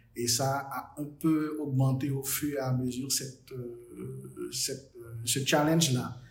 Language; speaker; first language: French; non-native, local second language; Haitian Creole